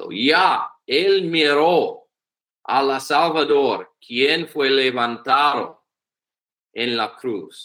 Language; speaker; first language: Spanish; non-native, learner; English